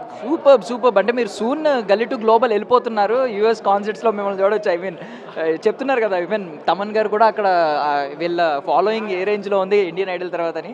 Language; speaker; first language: Telugu; native; Telugu